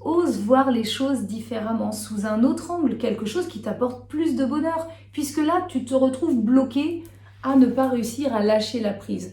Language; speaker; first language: French; native; French